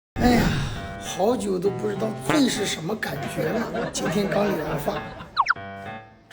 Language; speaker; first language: Chinese; native; Chinese